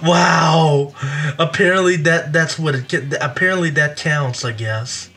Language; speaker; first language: English; native; English